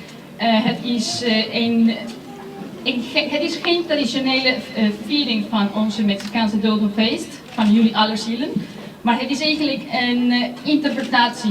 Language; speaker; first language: Dutch; non-native, fluent; Spanish